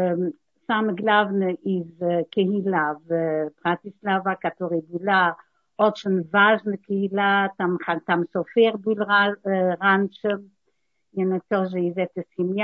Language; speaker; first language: Russian; non-native, learner; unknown